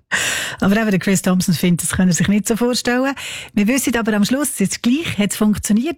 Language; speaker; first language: German; native; German